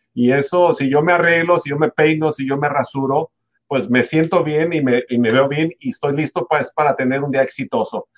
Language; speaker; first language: Spanish; native; Spanish